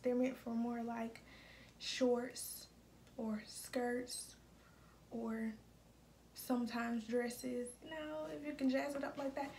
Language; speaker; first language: English; native; English